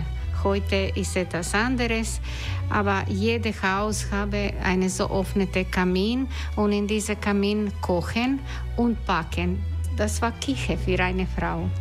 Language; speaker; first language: German; non-native, learner; Croatian